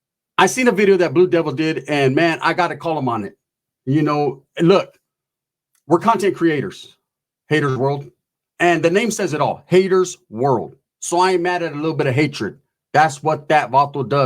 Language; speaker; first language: English; native; English